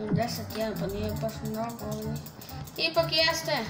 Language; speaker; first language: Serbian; early bilingual, heritage; Serbian